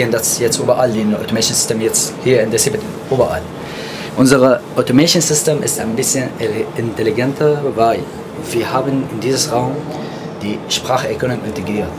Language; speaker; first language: German; non-native, fluent; Arabic